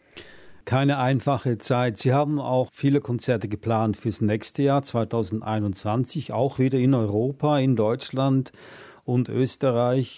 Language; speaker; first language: German; native; German